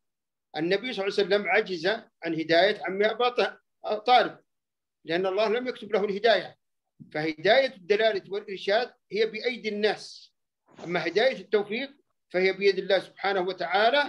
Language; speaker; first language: Arabic; native; Arabic